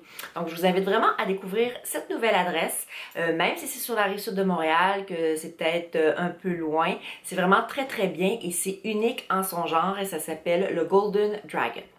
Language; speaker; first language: French; native; French